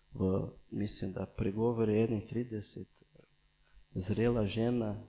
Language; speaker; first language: Slovenian; non-native, fluent; Portuguese